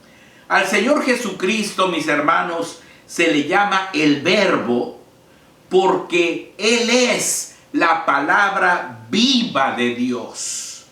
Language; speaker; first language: Spanish; native; Spanish